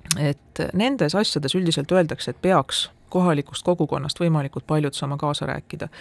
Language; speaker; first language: Estonian; native; Estonian